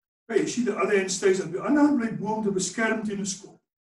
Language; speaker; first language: English; non-native, local second language; Afrikaans